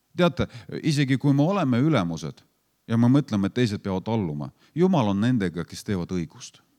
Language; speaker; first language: Estonian; non-native, fluent; Lithuanian